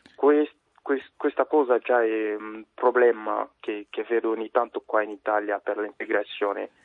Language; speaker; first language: Italian; non-native, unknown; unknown